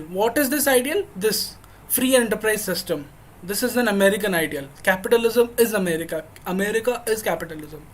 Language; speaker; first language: English; non-native, local second language; Hindi